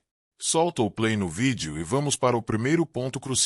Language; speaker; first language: Portuguese; native; Portuguese